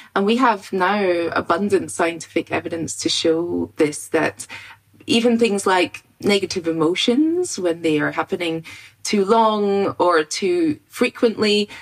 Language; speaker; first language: English; native; English